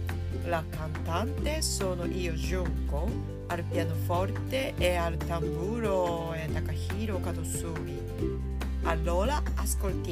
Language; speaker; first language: Italian; non-native, fluent; Japanese